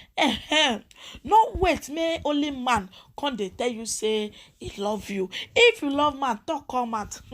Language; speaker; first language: Nigerian Pidgin; non-native, local second language; Yoruba